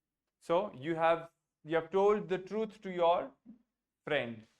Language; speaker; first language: English; non-native, local second language; Hindi